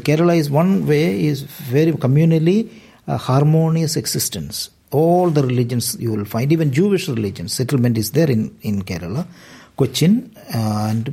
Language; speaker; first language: English; non-native, local second language; Malayalam